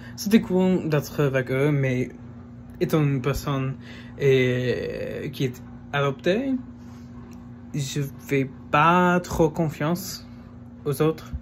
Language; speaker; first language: French; non-native, fluent; English